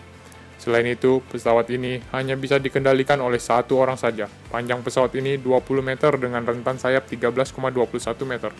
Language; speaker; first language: Indonesian; native; Indonesian